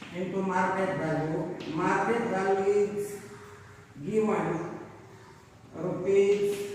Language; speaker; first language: English; non-native, local second language; Marathi